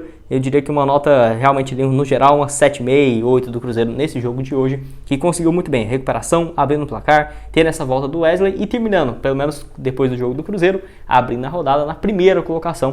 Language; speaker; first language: Portuguese; native; Portuguese